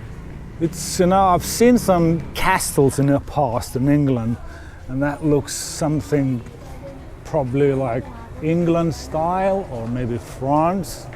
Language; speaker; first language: English; non-native, fluent; Lithuanian